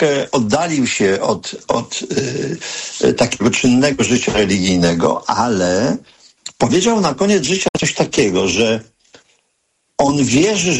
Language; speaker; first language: Polish; native; Polish